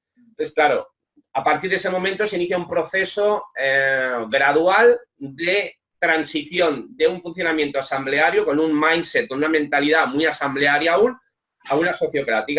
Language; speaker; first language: Spanish; native; Spanish